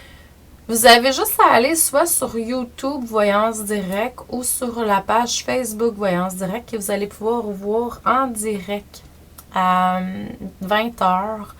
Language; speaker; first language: French; native; French